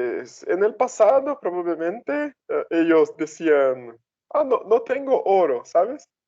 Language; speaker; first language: Spanish; non-native, fluent; Portuguese